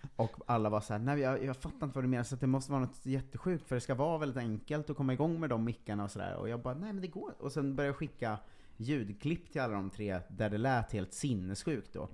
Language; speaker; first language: Swedish; native; Swedish